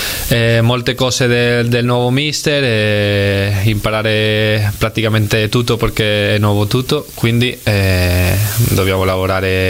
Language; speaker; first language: Italian; non-native, fluent; Spanish